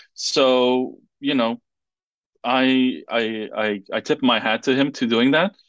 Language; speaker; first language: English; non-native, fluent; French